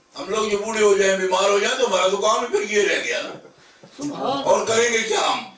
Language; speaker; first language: Urdu; non-native, local second language; Punjabi